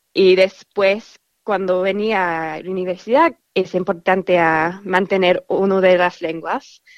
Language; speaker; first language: Spanish; non-native, learner; English